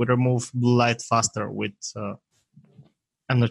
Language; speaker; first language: English; non-native, fluent; Bulgarian